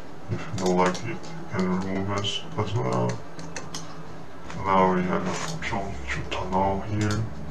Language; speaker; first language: English; non-native, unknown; Portuguese